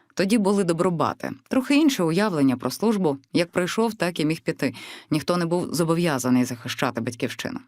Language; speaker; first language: Ukrainian; native; Ukrainian